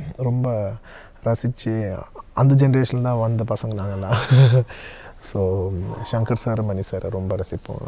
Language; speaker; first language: Tamil; non-native, local second language; Telugu